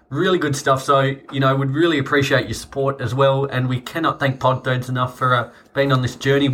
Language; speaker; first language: English; native; English